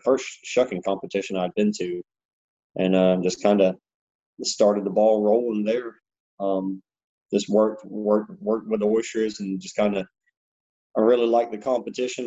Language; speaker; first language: English; native; English